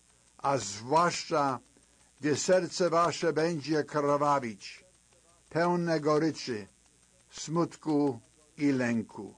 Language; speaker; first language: Polish; native; Polish